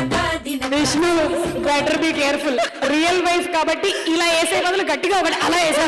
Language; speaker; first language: Telugu; native; Telugu